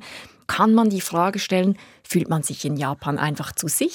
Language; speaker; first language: German; native; German